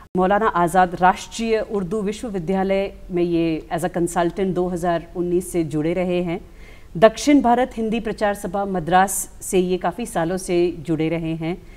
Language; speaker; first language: Hindi; native; Hindi